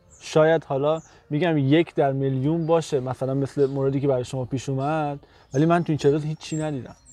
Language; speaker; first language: Persian; native; Persian